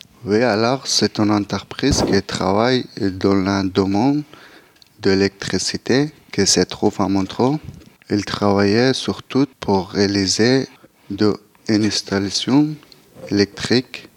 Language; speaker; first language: French; non-native, learner; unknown